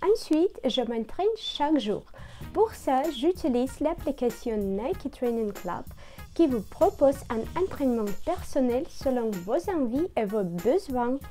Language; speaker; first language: French; non-native, learner; Russian